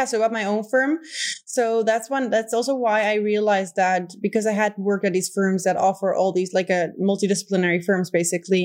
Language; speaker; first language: English; non-native, fluent; Dutch